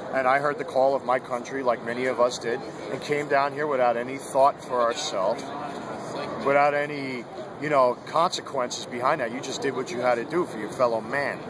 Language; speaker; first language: English; native; English